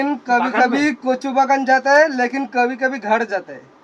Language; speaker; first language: Hindi; non-native, local second language; Bangla